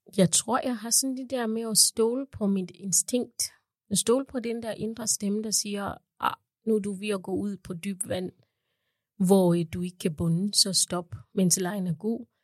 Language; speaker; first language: Danish; non-native, fluent; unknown